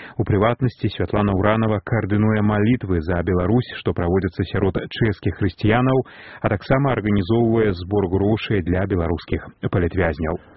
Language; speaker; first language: Belarusian; native; Belarusian